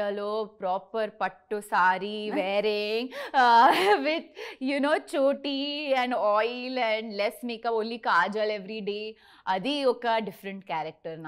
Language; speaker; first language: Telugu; non-native, learner; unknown